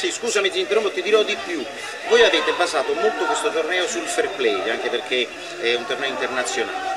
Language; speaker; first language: Italian; native; Italian